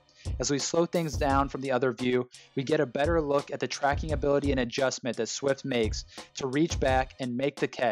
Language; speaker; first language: English; native; English